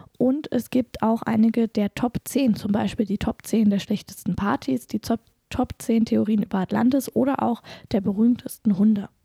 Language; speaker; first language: German; native; German